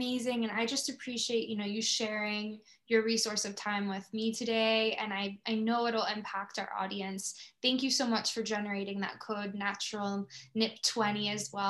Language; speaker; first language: English; native; English